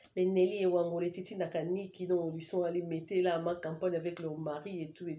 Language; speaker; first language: French; non-native, local second language; Lingala